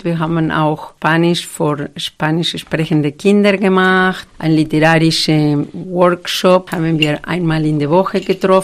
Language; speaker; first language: German; non-native, fluent; Spanish